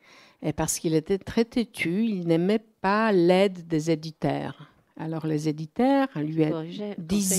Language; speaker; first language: French; non-native, fluent; Polish